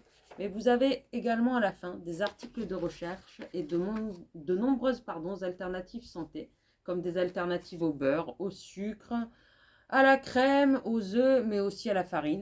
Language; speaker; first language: French; native; French